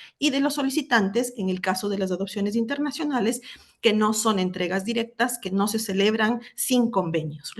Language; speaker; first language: Spanish; native; Spanish